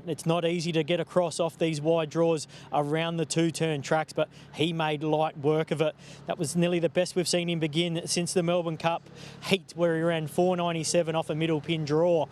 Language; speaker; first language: English; native; English